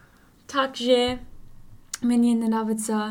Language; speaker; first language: Russian; non-native, learner; English